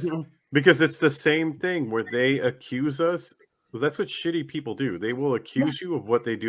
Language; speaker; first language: English; native; English